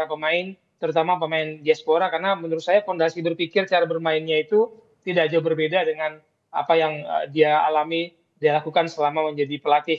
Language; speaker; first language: Indonesian; native; Indonesian